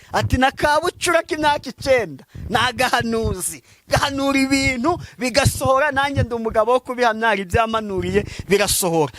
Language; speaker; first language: Kinyarwanda; native; Kinyarwanda